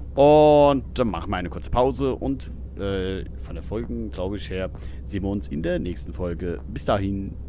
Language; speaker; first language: German; native; German